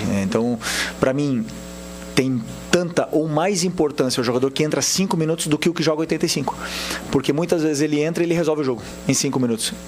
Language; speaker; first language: Portuguese; native; Portuguese